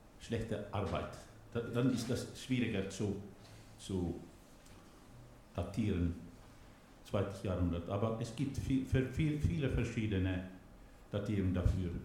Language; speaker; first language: German; non-native, learner; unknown